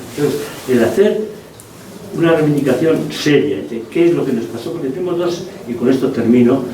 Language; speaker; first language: Spanish; non-native, local second language; Basque